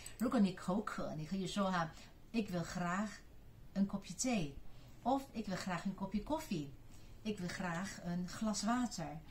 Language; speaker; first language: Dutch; non-native, fluent; Chinese